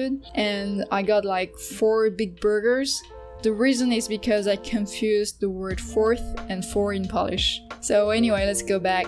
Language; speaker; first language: English; non-native, fluent; French